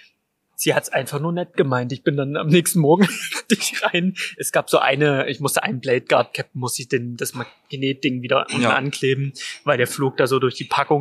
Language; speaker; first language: German; native; German